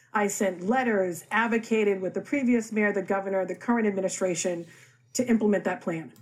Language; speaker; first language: English; native; English